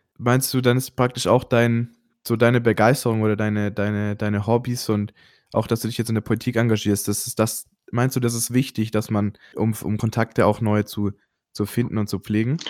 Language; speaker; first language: German; native; German